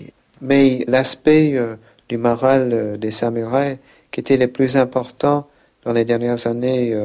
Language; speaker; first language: French; non-native, fluent; English